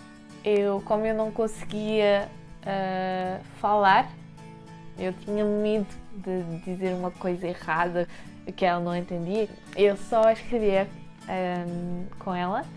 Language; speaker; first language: Portuguese; early bilingual, heritage; French